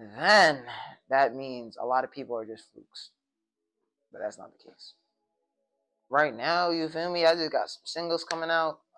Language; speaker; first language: English; native; English